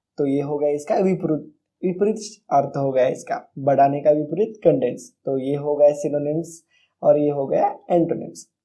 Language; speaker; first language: Hindi; non-native, local second language; Marathi